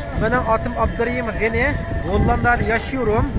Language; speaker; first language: Turkish; non-native, learner; Uyghur